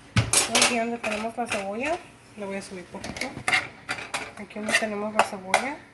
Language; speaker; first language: Spanish; early bilingual, heritage; Spanish